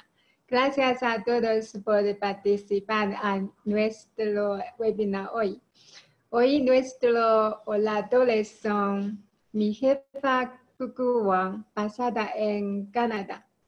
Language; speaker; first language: Spanish; non-native, learner; Chinese